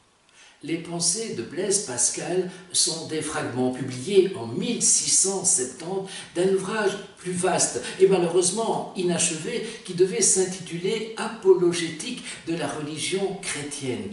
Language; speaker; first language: French; native; French